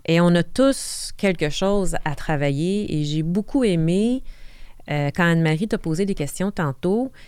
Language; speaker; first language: French; native; French